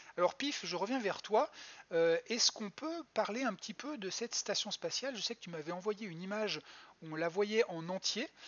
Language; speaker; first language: French; native; French